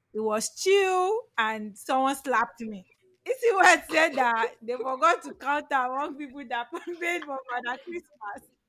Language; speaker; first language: English; non-native, local second language; Yoruba